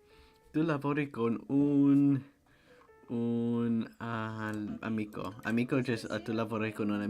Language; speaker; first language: Italian; non-native, learner; English